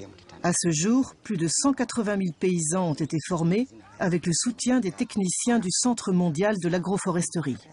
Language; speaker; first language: French; native; French